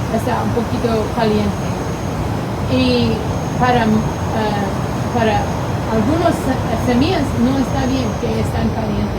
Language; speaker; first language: Spanish; non-native, learner; English